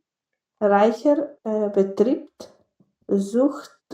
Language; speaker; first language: German; non-native, learner; Macedonian